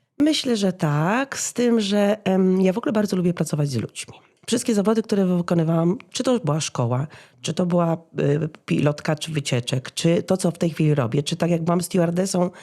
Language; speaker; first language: Polish; native; Polish